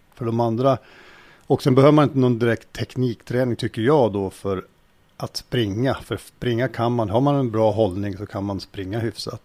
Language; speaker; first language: Swedish; native; Swedish